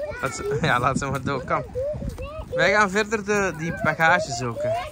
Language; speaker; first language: Dutch; native; Dutch